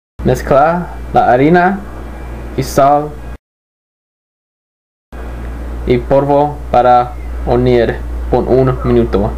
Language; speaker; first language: Spanish; non-native, learner; English